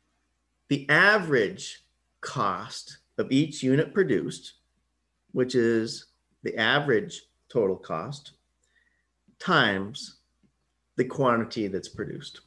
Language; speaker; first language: English; native; English